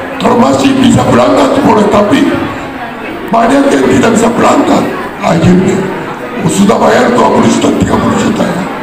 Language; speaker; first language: Indonesian; non-native, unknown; Japanese